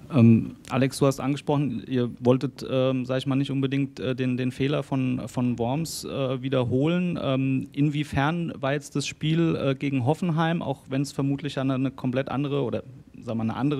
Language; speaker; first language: German; native; German